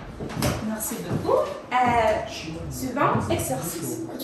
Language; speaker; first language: French; non-native, fluent; Russian